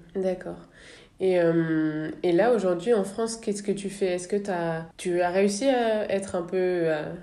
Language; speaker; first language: French; native; French